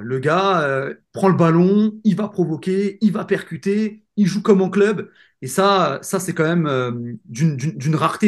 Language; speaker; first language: French; native; French